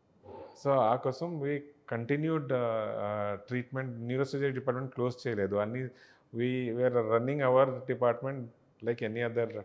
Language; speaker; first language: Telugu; non-native, learner; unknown